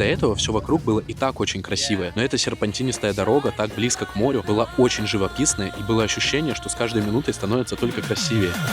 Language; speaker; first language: Russian; native; Russian